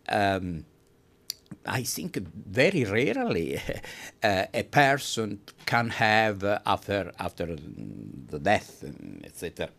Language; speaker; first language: English; non-native, fluent; Italian